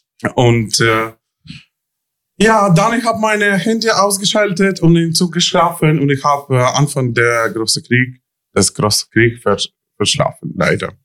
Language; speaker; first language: German; non-native, learner; Ukrainian